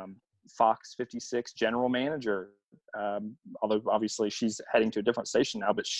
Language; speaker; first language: English; native; English